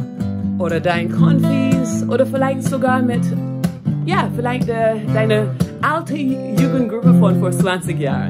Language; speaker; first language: German; non-native, fluent; English